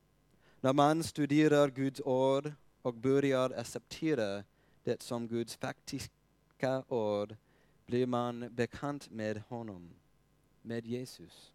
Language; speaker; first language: Swedish; non-native, fluent; English